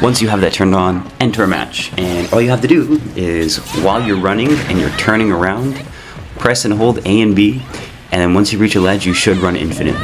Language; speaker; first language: English; native; English